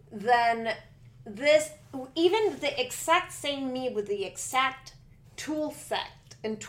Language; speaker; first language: English; non-native, fluent; Spanish